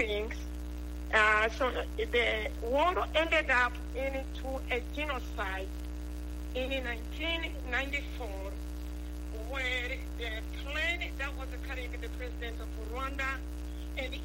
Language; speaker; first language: English; non-native, local second language; Kinyarwanda